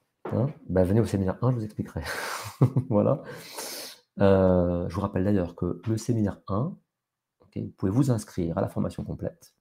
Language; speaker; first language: French; native; French